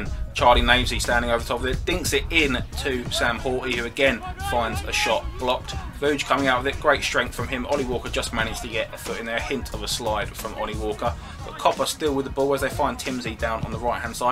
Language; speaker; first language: English; native; English